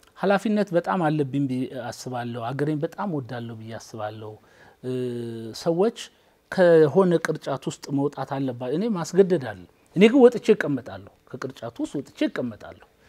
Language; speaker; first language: Amharic; native; Amharic